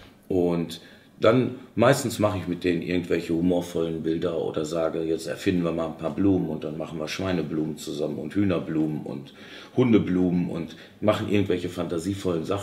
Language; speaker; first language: German; native; German